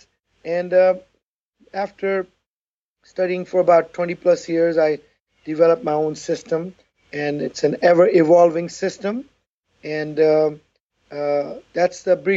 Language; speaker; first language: English; non-native, local second language; Urdu